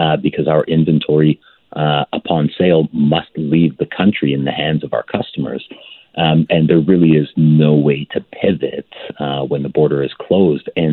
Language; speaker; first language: English; native; English